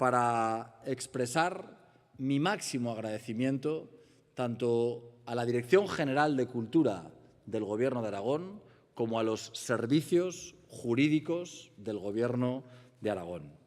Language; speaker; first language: Spanish; native; Spanish